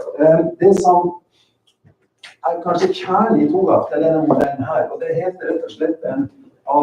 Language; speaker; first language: Norwegian; native; Norwegian